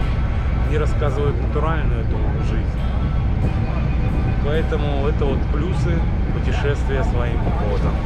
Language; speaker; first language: Russian; native; Russian